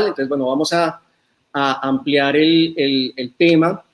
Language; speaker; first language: Spanish; native; Spanish